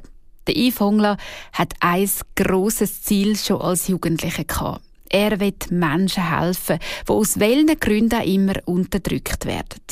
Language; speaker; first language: German; native; German